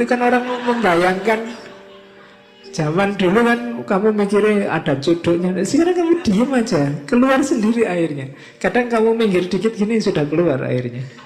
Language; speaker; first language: Indonesian; native; Indonesian